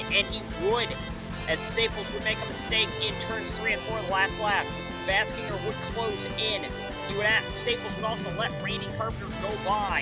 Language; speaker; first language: English; native; English